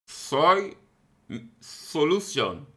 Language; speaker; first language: Spanish; non-native, learner; French